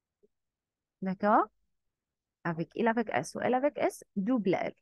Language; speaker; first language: French; non-native, fluent; Arabic